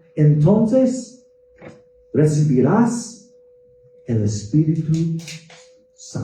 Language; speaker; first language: Spanish; non-native, fluent; English